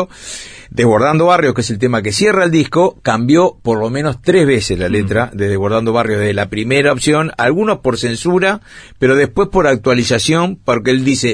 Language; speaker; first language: Spanish; native; Spanish